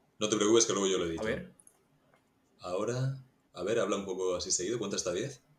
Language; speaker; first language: Spanish; native; Spanish